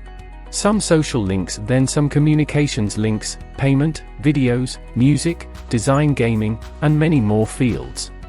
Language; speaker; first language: English; non-native, local second language; Hindi